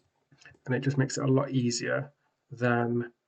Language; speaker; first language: English; native; English